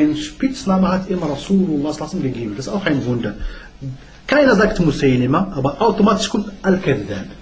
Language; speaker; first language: German; non-native, learner; Arabic